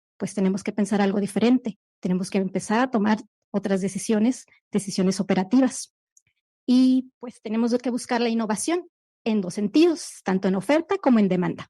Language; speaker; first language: Spanish; native; Spanish